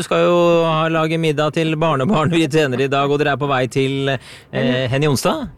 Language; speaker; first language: Norwegian; native; Norwegian